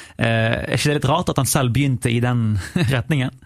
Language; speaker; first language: Norwegian; native; Norwegian